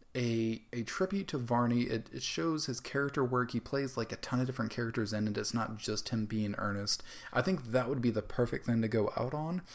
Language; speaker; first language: English; native; English